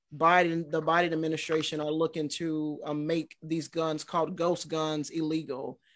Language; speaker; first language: English; native; English